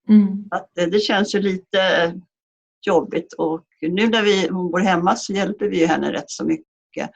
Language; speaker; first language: Swedish; native; Swedish